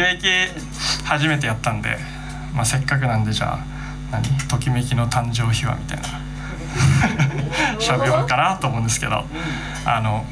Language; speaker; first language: Japanese; native; Japanese